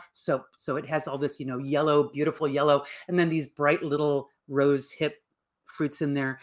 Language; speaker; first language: English; native; English